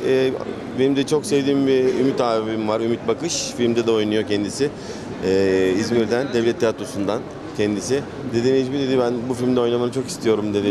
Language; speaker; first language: Turkish; native; Turkish